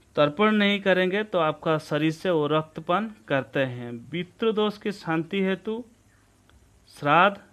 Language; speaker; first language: Hindi; non-native, local second language; Odia